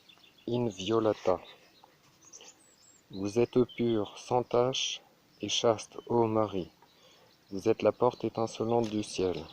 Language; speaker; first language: French; native; French